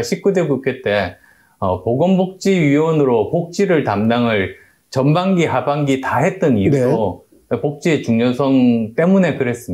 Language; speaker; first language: Korean; native; Korean